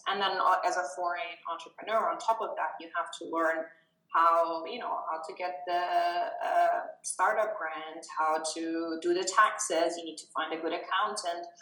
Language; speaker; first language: English; non-native, fluent; German